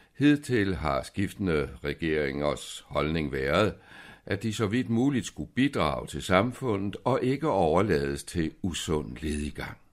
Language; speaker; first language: Danish; native; Danish